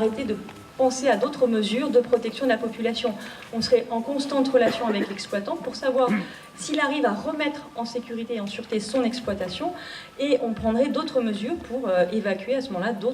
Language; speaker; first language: French; native; French